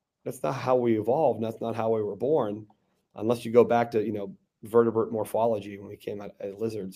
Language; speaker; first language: English; native; English